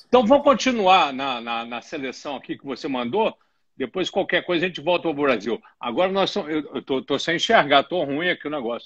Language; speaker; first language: Portuguese; native; Portuguese